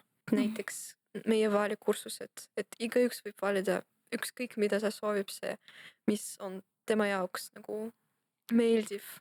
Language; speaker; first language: Estonian; non-native, local second language; Russian